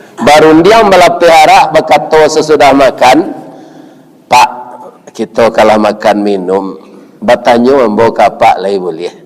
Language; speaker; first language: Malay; non-native, local second language; Minangkabau